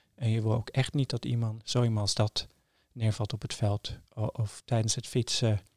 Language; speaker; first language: Dutch; non-native, fluent; Norwegian